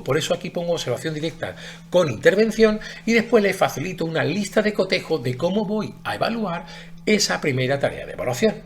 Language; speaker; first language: Spanish; native; Spanish